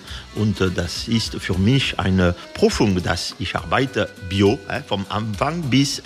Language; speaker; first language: German; non-native, learner; French